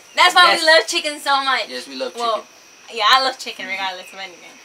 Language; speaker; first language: English; early bilingual, other home language; Spanish